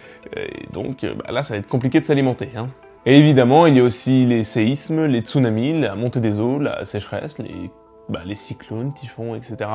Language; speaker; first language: French; native; French